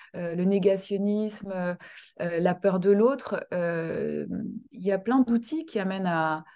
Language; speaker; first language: French; early bilingual, other home language; Kinyarwanda